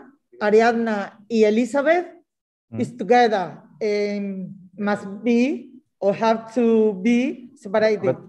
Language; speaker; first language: English; non-native, learner; Spanish